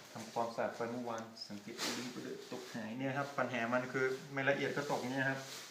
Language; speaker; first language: Thai; native; Thai